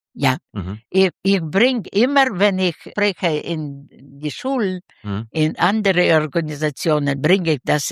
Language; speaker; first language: German; non-native, learner; Russian